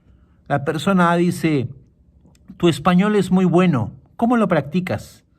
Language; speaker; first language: Spanish; non-native, fluent; Portuguese